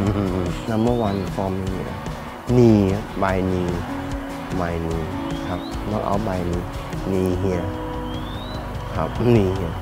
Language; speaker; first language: English; non-native, learner; Thai